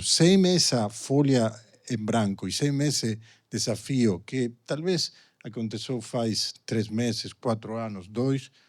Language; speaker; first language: Portuguese; non-native, fluent; Spanish